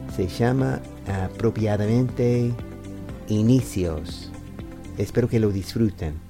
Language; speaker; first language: Spanish; non-native, fluent; English